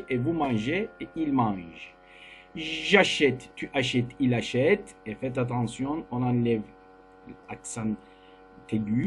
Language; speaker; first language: French; non-native, fluent; Turkish